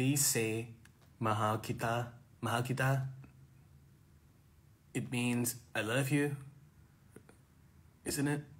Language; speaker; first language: English; non-native, fluent; Thai